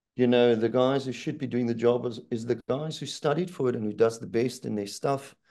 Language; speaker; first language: English; non-native, local second language; Afrikaans